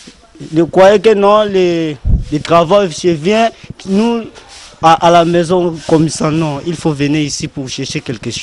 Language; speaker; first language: French; non-native, learner; Lingala